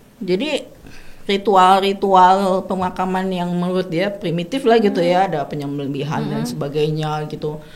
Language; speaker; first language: Indonesian; native; Indonesian